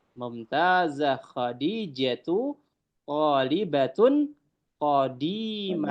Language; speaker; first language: Arabic; non-native, fluent; Indonesian